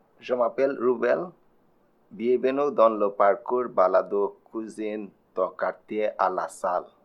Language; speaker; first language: French; non-native, learner; Bangla